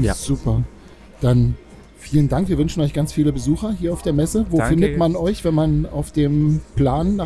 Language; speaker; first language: German; native; German